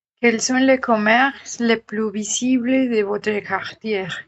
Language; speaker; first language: French; non-native, learner; Spanish